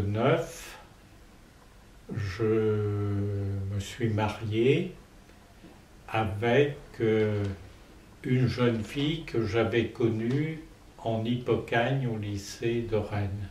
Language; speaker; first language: French; native; French